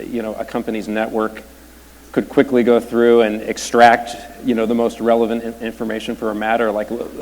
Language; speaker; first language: English; native; English